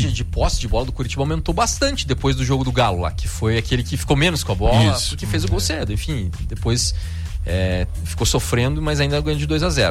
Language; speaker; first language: Portuguese; native; Portuguese